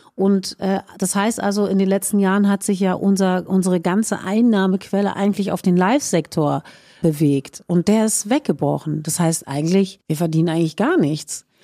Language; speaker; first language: German; native; German